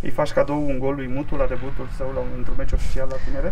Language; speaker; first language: Romanian; native; Romanian